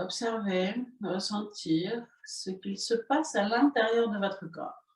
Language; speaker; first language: French; native; French